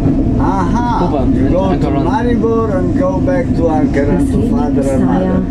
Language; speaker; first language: English; non-native, learner; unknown